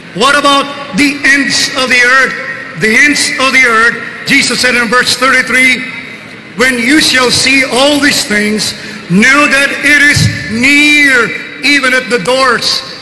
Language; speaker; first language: English; non-native, local second language; Filipino